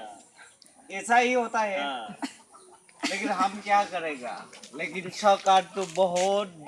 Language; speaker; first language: Hindi; non-native, local second language; Assamese